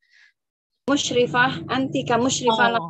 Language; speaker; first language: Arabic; non-native, fluent; Indonesian